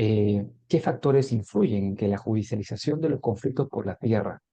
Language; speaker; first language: Spanish; native; Spanish